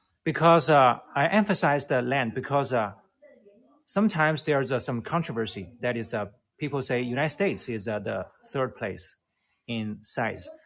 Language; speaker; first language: English; non-native, fluent; Chinese